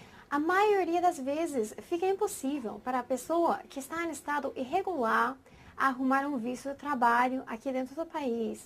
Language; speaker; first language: Portuguese; non-native, fluent; English